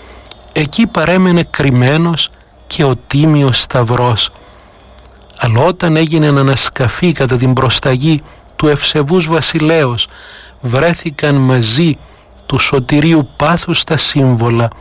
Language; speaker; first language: Greek; native; Greek